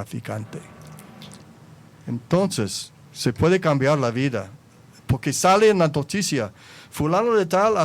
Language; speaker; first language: Spanish; non-native, fluent; English